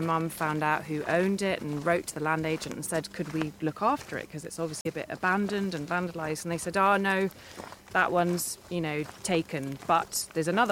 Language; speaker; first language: English; native; English